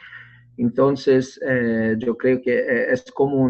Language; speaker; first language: Spanish; non-native, learner; Portuguese